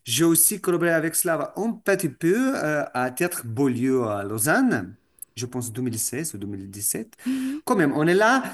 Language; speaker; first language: French; non-native, fluent; Russian